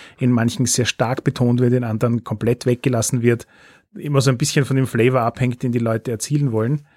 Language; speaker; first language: German; native; German